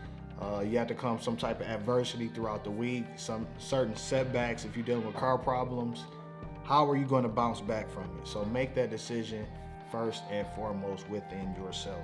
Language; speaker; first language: English; native; English